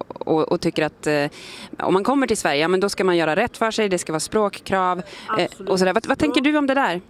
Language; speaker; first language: Swedish; native; Swedish